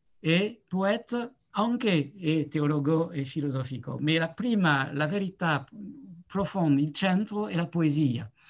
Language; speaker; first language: Italian; non-native, learner; French